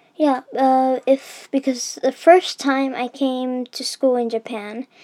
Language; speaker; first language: English; early bilingual, heritage; English